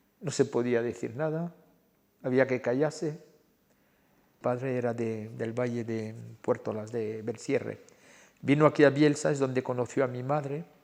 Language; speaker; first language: Spanish; early bilingual, heritage; Spanish